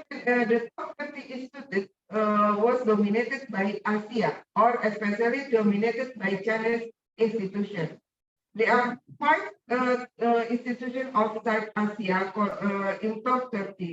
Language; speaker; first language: English; non-native, learner; Indonesian